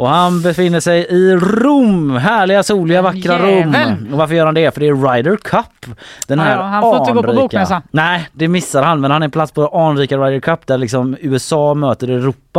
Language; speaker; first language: Swedish; native; Swedish